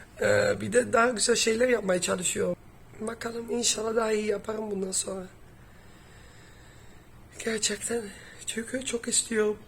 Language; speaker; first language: Turkish; non-native, fluent; Dutch